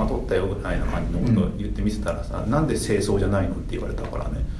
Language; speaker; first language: Japanese; native; Japanese